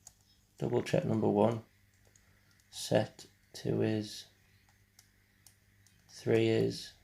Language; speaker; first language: English; native; English